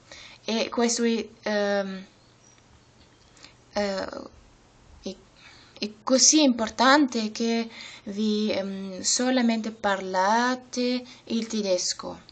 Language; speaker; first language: Italian; non-native, learner; German